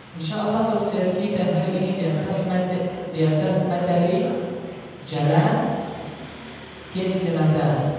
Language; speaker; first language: Indonesian; non-native, learner; Arabic